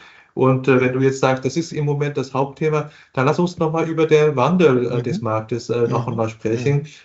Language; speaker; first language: German; non-native, fluent; Chinese